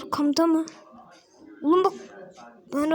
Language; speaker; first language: Turkish; native; Turkish